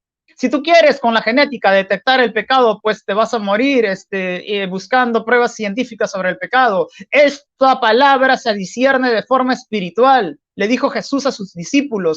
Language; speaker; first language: Spanish; native; Spanish